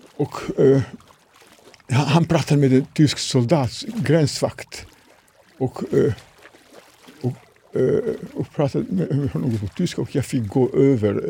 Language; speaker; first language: Swedish; non-native, fluent; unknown